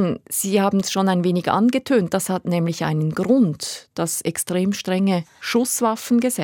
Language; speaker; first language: German; native; German